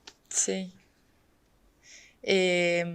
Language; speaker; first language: Spanish; non-native, fluent; Portuguese